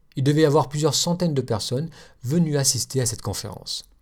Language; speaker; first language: French; native; French